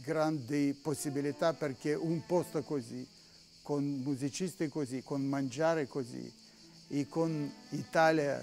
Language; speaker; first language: Italian; non-native, fluent; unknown